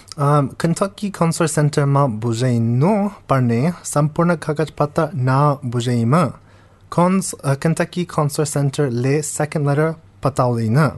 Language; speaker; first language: Nepali; non-native, fluent; English